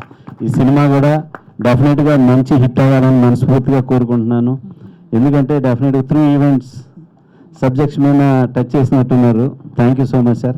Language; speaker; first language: Telugu; native; Telugu